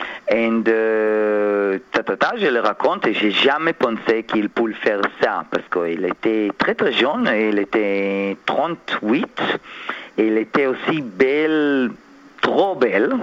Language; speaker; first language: French; non-native, learner; Hebrew